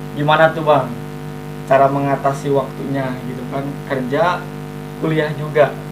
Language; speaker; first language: Indonesian; non-native, local second language; Sundanese